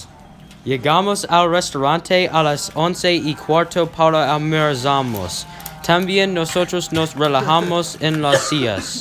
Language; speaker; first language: Spanish; non-native, learner; English